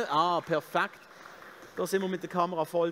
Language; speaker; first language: German; native; German